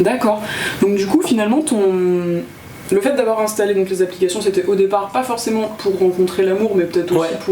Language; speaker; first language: French; native; French